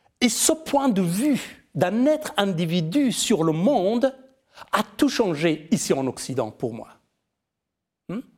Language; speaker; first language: French; non-native, fluent; Persian